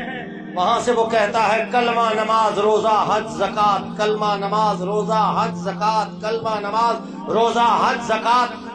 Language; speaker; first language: Urdu; native; Urdu